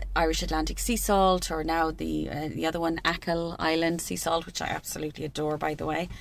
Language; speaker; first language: English; native; English